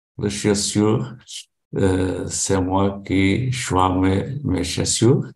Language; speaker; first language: French; non-native, learner; Portuguese